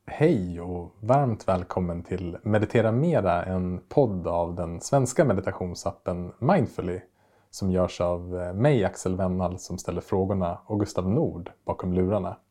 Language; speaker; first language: Swedish; native; Swedish